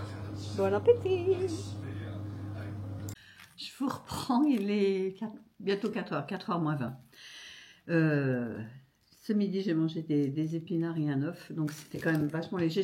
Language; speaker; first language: French; native; French